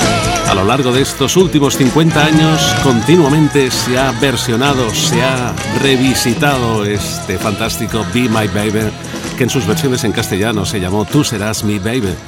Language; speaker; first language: Spanish; native; Spanish